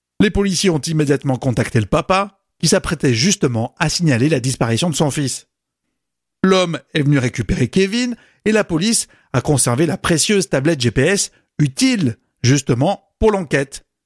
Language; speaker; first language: French; native; French